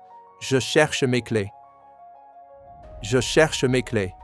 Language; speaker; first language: French; non-native, fluent; English